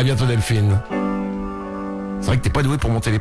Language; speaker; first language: French; native; French